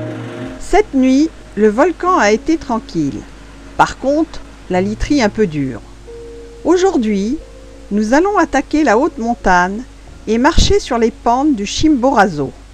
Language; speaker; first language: French; native; French